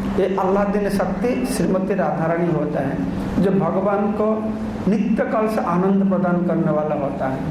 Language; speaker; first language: Hindi; non-native, local second language; Odia